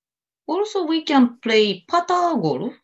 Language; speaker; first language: English; non-native, learner; Japanese